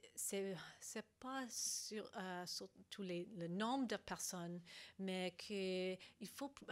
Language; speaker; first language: French; non-native, fluent; English